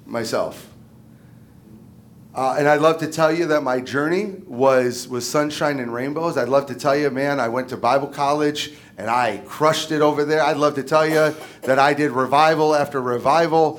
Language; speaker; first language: English; native; English